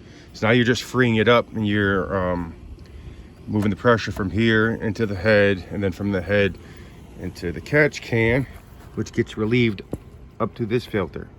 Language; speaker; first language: English; native; English